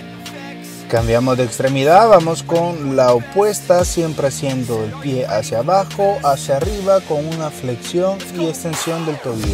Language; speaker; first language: Spanish; native; Spanish